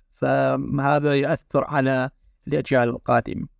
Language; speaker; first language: Arabic; non-native, local second language; Kurdish